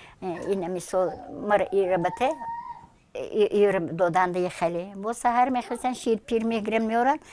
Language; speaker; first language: Tajik; non-native, local second language; Russian